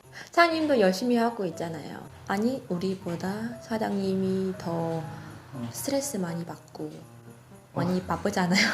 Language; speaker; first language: Korean; non-native, learner; Vietnamese